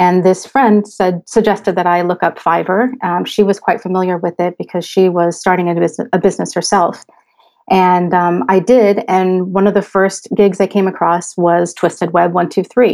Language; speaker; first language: English; native; English